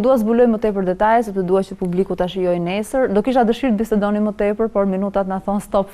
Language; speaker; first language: Albanian; native; Albanian